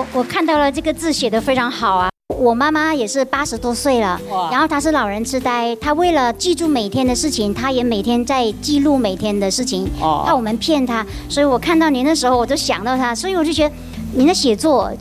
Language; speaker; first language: Chinese; non-native, local second language; Hakka Chinese